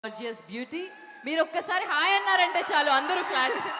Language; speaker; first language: Telugu; native; Telugu